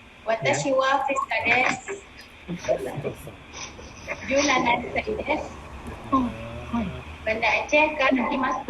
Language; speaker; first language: Japanese; non-native, learner; Indonesian